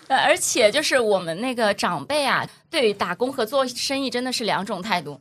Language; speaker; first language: Chinese; native; Chinese